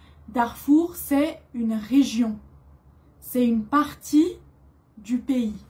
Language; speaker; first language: French; native; French